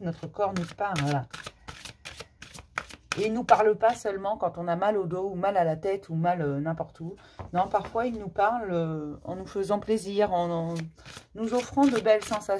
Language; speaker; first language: French; native; French